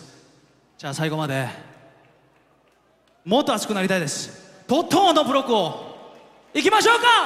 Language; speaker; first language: Japanese; non-native, fluent; Korean